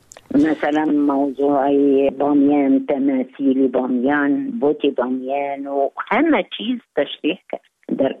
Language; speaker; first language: Persian; non-native, fluent; Arabic